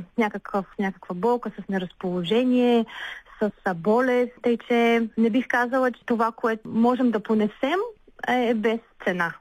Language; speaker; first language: Bulgarian; native; Bulgarian